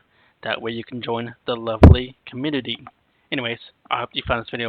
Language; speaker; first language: English; native; English